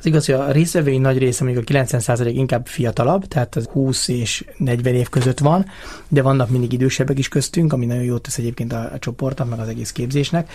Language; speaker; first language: Hungarian; native; Hungarian